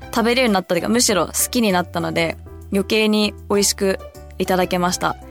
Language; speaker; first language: Japanese; early bilingual, heritage; Japanese